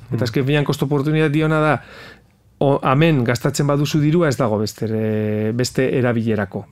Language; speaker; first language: Basque; non-native, local second language; Spanish